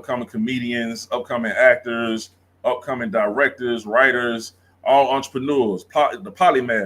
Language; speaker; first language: English; native; English